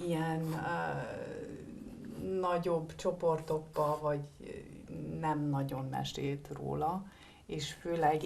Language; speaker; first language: Hungarian; early bilingual, heritage; Hungarian